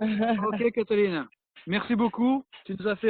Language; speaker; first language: French; native; French